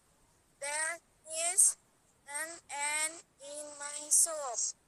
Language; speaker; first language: English; non-native, learner; Indonesian